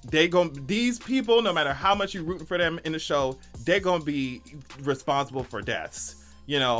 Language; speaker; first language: English; native; English